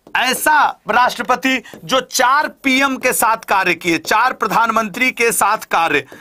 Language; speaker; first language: Hindi; native; Hindi